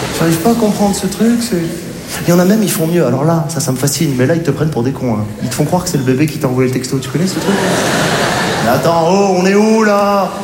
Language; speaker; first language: French; native; French